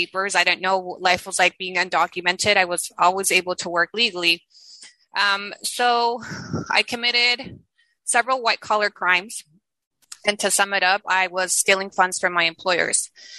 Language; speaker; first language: English; early bilingual, other home language; Spanish